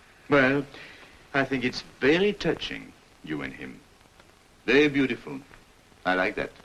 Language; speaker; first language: English; non-native, fluent; French